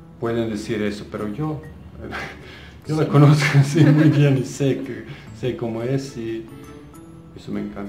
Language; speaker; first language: Spanish; non-native, fluent; Bosnian